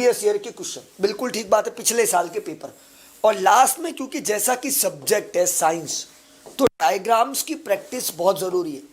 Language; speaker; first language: Hindi; native; Hindi